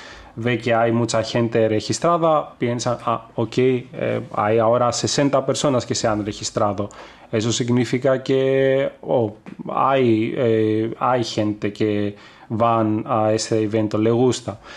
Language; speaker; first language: Spanish; non-native, fluent; Greek